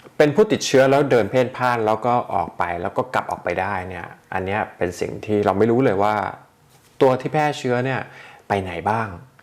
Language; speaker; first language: Thai; native; Thai